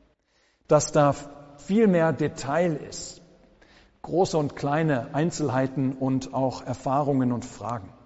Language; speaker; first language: German; native; German